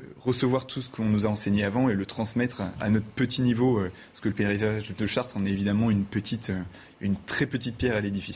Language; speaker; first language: French; native; French